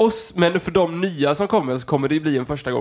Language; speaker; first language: Swedish; native; Swedish